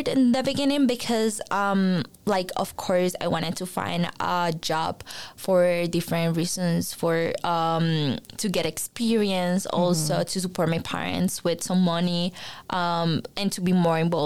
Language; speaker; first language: English; non-native, fluent; Spanish